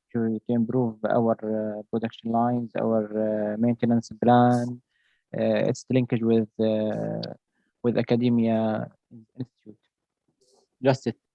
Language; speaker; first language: English; non-native, learner; Arabic